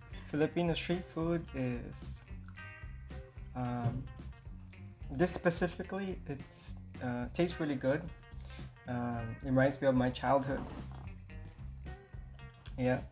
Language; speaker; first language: English; non-native, local second language; Filipino